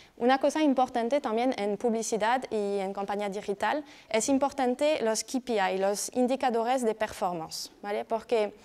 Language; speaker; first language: Spanish; non-native, fluent; French